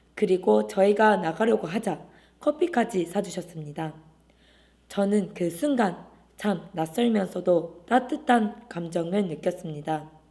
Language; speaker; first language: Korean; non-native, fluent; Japanese